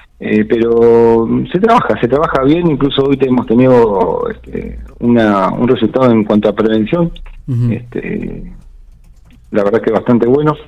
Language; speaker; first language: Spanish; native; Spanish